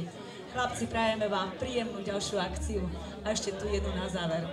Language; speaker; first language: Slovak; native; Slovak